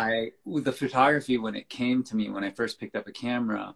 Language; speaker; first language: English; native; English